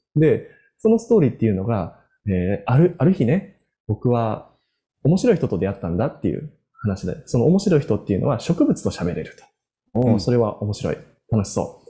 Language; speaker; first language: Japanese; native; Japanese